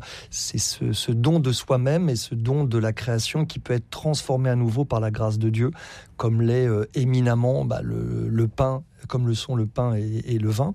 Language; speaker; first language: French; native; French